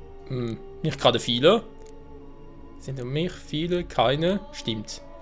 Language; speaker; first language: German; native; German